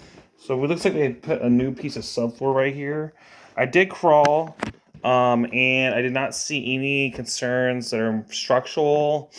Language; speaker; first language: English; native; English